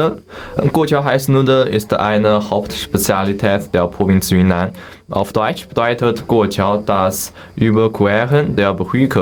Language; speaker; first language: German; non-native, learner; Chinese